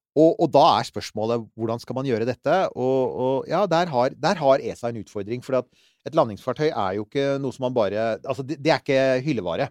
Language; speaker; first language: Norwegian; native; Norwegian